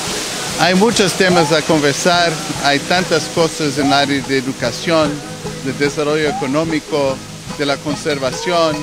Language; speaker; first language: Spanish; non-native, fluent; English